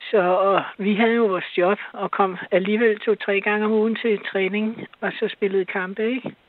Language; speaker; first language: Danish; native; Danish